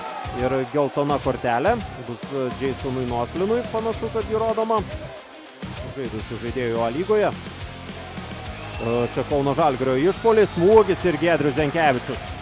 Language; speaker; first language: Lithuanian; native; Lithuanian